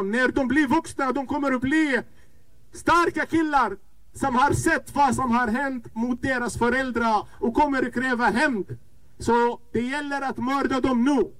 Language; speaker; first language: Swedish; non-native, fluent; Arabic